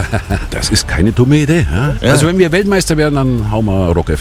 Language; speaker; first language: German; native; German